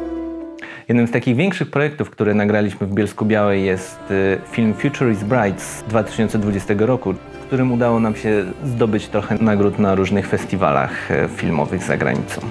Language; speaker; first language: Polish; native; Polish